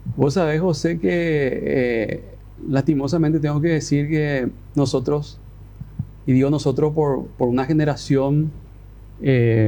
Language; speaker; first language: Spanish; native; Spanish